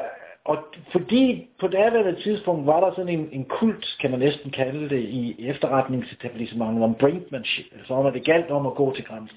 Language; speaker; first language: Danish; native; Danish